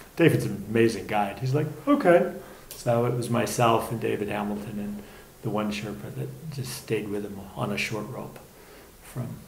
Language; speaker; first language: English; native; English